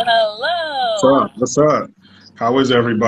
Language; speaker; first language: English; native; English